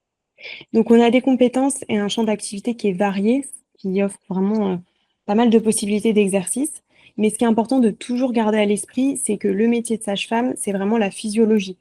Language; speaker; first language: French; native; French